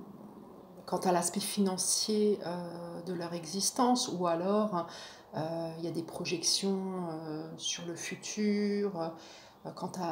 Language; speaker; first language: French; native; French